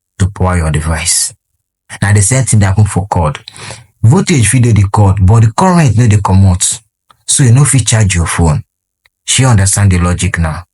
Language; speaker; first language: Nigerian Pidgin; non-native, local second language; Igbo